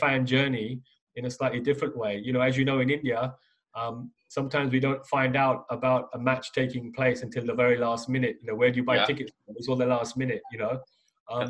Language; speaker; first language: English; native; English